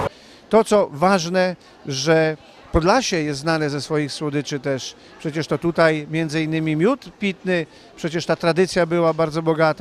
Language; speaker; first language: Polish; native; Polish